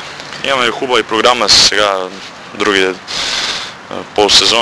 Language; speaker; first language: Bulgarian; non-native, learner; Croatian